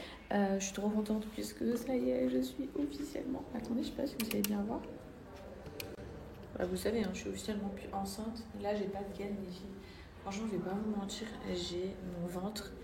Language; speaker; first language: French; native; French